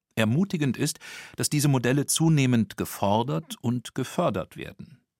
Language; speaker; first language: German; native; German